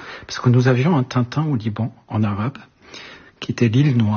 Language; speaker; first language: French; early bilingual, other home language; Arabic